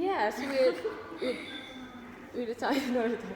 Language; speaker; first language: English; non-native, fluent; Indonesian